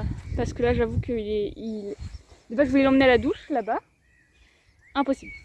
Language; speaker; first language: French; native; French